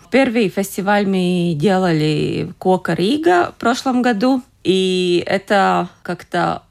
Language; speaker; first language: Russian; non-native, local second language; Latvian